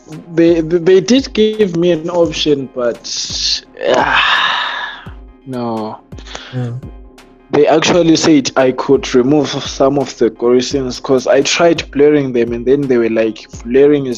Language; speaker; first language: English; non-native, local second language; North Ndebele